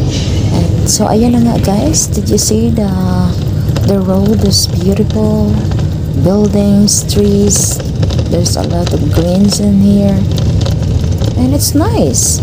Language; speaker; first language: English; non-native, local second language; Filipino